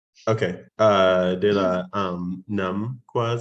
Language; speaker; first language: Vietnamese; non-native, learner; English